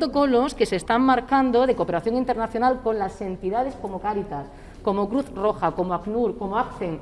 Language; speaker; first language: Spanish; native; Spanish